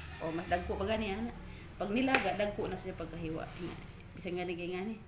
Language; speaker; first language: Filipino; non-native, local second language; Cebuano